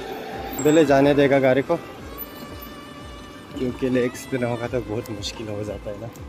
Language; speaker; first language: Hindi; non-native, local second language; Bodo